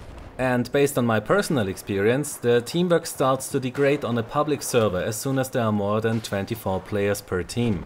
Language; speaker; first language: English; non-native, fluent; German